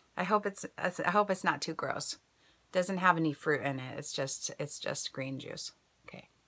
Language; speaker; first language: English; native; English